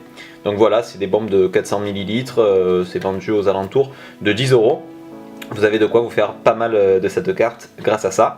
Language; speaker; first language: French; native; French